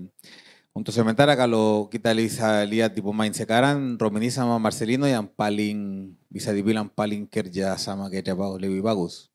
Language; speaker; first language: Indonesian; non-native, fluent; Spanish